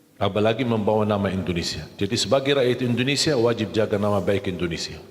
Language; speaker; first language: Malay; non-native, fluent; Arabic